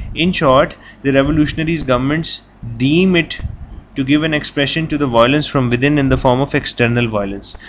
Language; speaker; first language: English; non-native, local second language; Urdu